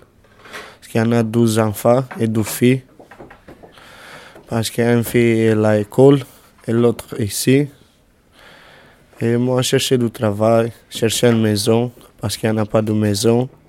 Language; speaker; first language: French; non-native, learner; Romanian